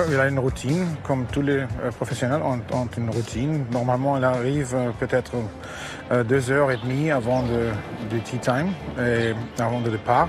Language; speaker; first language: French; non-native, fluent; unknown